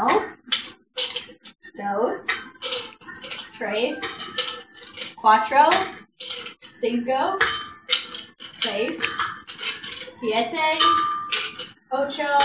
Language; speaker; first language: Spanish; non-native, learner; English